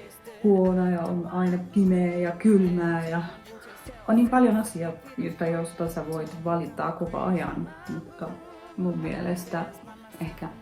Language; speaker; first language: Finnish; non-native, fluent; Turkish